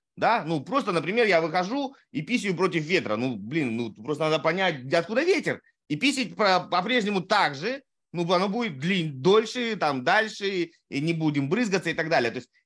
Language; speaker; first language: Russian; native; Russian